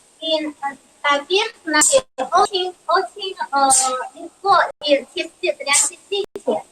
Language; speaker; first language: Russian; non-native, learner; Chinese